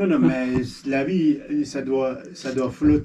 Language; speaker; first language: French; non-native, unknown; Persian